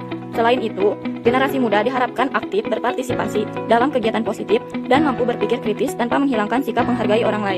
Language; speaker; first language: Indonesian; native; Indonesian